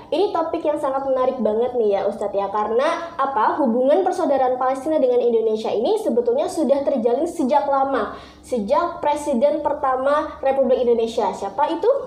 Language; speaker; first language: Indonesian; native; Indonesian